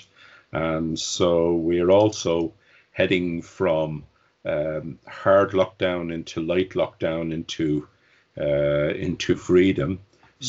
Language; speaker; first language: English; native; English